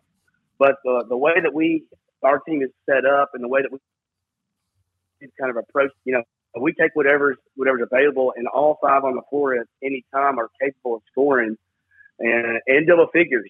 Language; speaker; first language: English; native; English